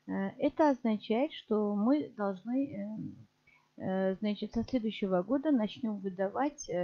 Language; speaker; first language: Russian; non-native, local second language; Kazakh